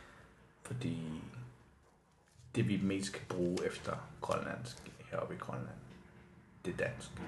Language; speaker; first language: Danish; non-native, local second language; Kalaallisut